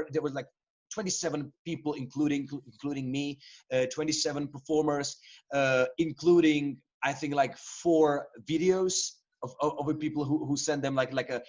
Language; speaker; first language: English; non-native, fluent; Czech